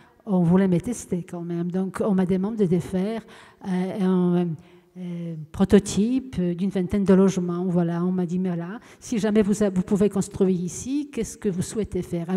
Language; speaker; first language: French; non-native, fluent; Polish